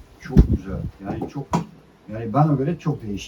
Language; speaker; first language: Turkish; non-native, fluent; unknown